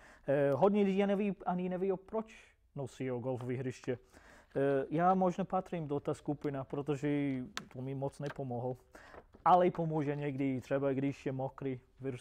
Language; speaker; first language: Czech; non-native, fluent; English